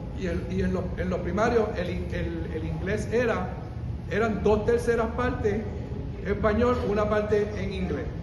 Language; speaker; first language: Spanish; early bilingual, heritage; Spanish